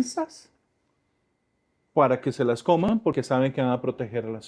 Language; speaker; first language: Spanish; native; Spanish